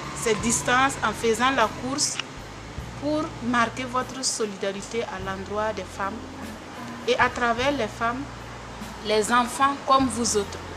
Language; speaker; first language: French; non-native, local second language; Mossi